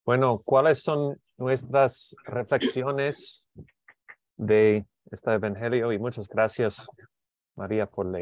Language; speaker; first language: Spanish; non-native, learner; English